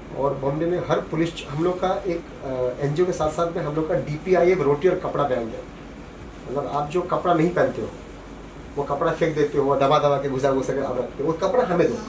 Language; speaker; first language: Hindi; non-native, local second language; Bangla